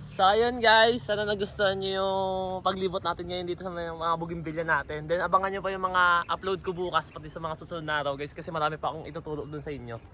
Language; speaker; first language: Filipino; native; Filipino